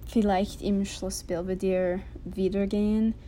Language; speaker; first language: German; non-native, learner; English